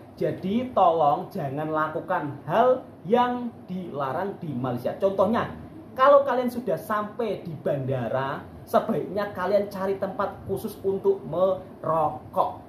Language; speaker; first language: Indonesian; native; Indonesian